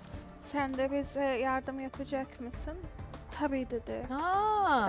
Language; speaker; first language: Turkish; non-native, learner; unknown